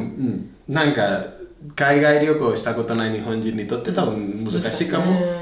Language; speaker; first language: Japanese; non-native, fluent; Spanish